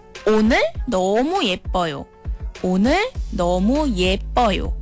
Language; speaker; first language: Korean; non-native, learner; Malay